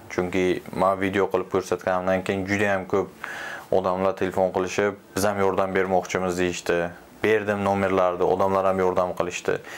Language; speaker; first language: Uzbek; native; Uzbek